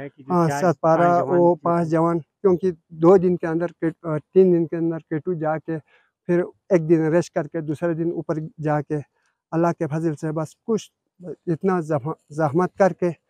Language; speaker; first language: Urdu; non-native, local second language; Balti